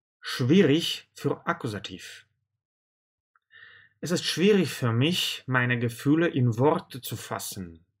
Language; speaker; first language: German; non-native, fluent; Russian